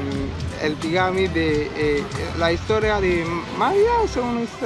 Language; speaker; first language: Spanish; non-native, learner; Haitian Creole